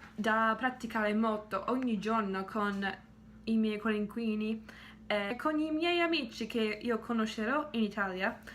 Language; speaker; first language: Italian; non-native, learner; English